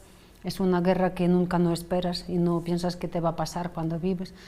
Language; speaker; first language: Spanish; non-native, fluent; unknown